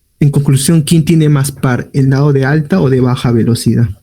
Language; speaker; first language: Spanish; native; Spanish